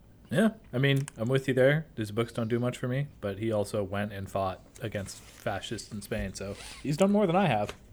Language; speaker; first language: English; native; English